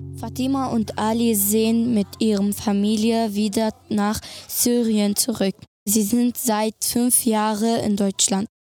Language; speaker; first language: German; native; German